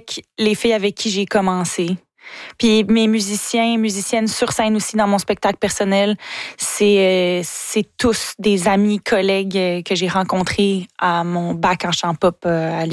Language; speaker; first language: French; native; French